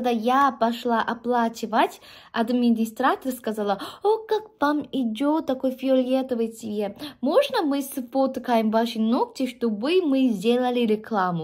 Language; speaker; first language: Russian; non-native, fluent; Korean